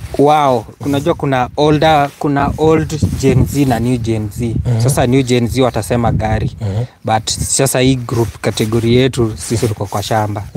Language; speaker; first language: Swahili; non-native, local second language; Luo (Kenya and Tanzania)